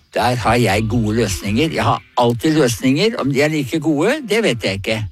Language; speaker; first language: Norwegian; native; Norwegian